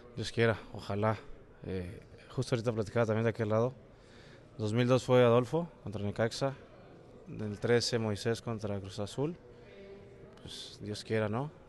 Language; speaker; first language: Spanish; native; Spanish